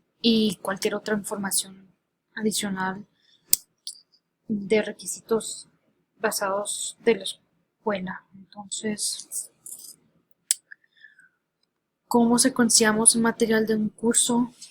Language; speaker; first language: Spanish; early bilingual, heritage; Spanish